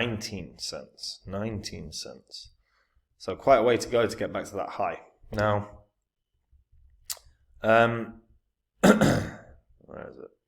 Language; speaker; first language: English; native; English